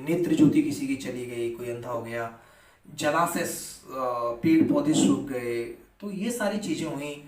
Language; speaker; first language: Hindi; native; Hindi